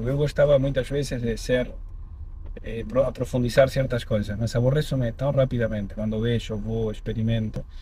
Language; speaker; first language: Portuguese; non-native, fluent; Spanish